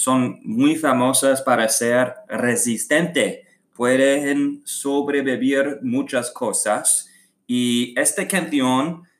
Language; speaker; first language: Spanish; non-native, learner; English